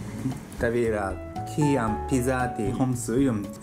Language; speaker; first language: Vietnamese; non-native, learner; Japanese